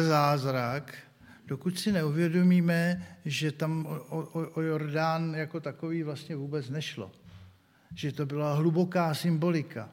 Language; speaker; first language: Czech; native; Czech